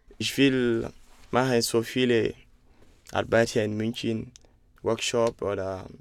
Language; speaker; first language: German; non-native, learner; Mandingo